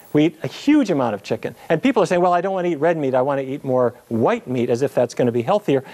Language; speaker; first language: English; native; English